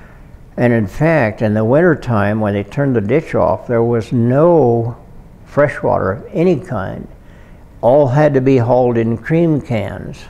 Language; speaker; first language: English; native; English